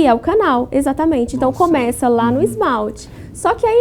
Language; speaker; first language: Portuguese; native; Portuguese